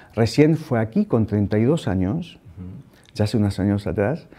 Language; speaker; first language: Spanish; native; Spanish